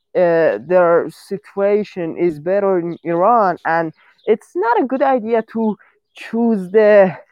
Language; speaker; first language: English; non-native, learner; Persian